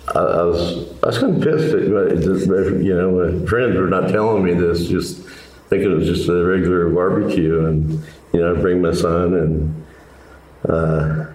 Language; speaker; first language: English; native; English